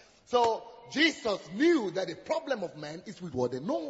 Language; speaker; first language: English; non-native, local second language; Yoruba